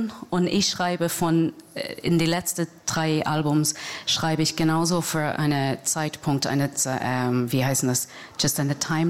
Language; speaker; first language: German; non-native, learner; English